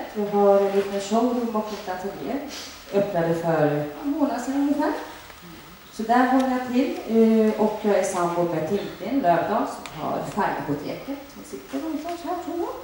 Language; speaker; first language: Swedish; early bilingual, other home language; Finnish